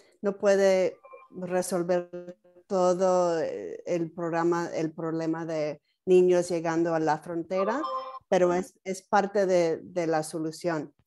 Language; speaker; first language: Spanish; non-native, fluent; English